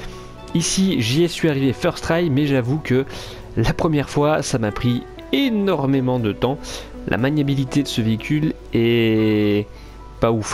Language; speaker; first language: French; native; French